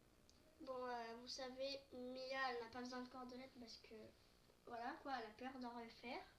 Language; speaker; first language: French; native; French